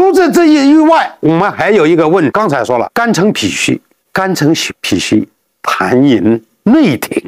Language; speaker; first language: Chinese; native; Chinese